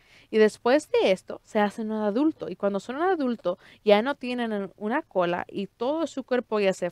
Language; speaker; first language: Spanish; early bilingual, heritage; Spanish